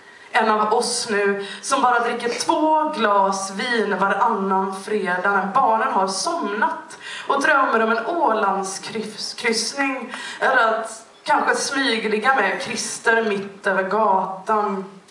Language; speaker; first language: Swedish; native; Swedish